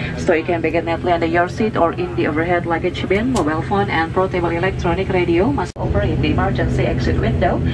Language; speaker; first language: English; non-native, fluent; Indonesian